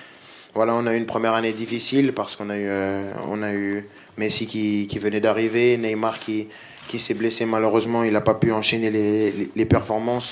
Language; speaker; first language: French; native; French